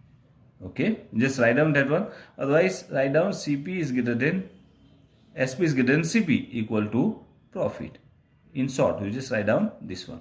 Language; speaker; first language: English; non-native, local second language; Gujarati